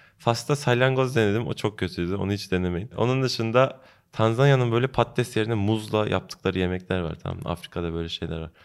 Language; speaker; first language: Turkish; early bilingual, heritage; Turkish